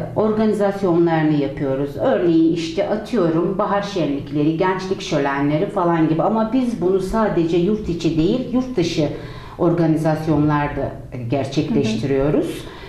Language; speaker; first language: Turkish; native; Turkish